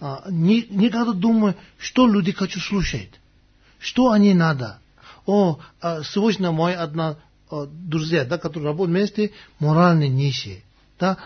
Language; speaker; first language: Russian; non-native, learner; Tibetan